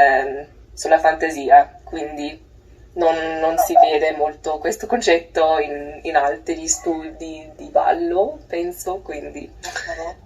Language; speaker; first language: Italian; non-native, learner; English